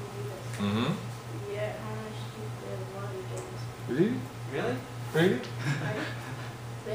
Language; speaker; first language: Japanese; non-native, learner; English